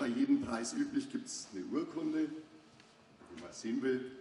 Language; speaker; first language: German; native; German